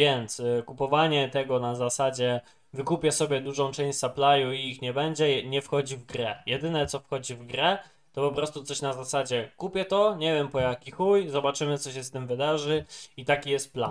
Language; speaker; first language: Polish; native; Polish